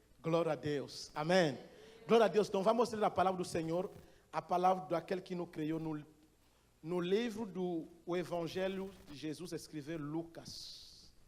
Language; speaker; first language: Portuguese; non-native, fluent; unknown